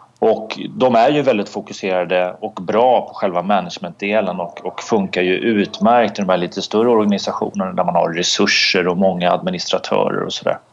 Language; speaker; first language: Swedish; native; Swedish